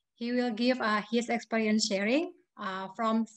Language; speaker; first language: English; non-native, fluent; Indonesian